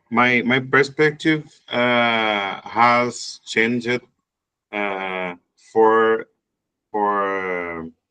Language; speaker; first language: English; non-native, learner; Portuguese